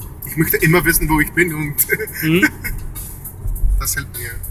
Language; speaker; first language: German; non-native, learner; Greek